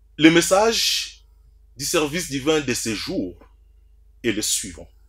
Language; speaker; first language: French; non-native, local second language; Swahili